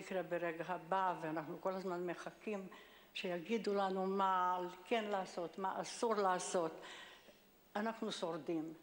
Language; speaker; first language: Hebrew; non-native, fluent; Hungarian